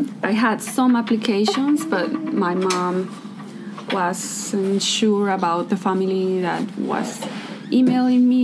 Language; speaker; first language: English; non-native, fluent; Spanish